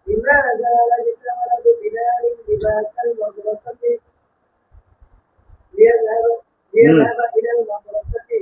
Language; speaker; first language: Arabic; non-native, learner; Bangla